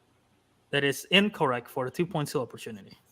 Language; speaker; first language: English; native; English